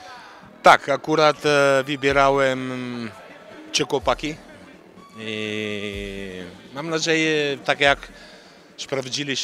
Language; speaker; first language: Polish; non-native, learner; Italian